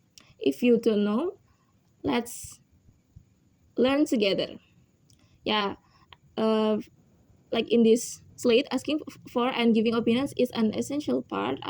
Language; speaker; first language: English; non-native, learner; Indonesian